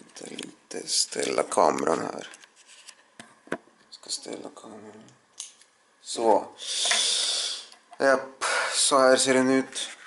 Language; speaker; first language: Swedish; non-native, learner; Russian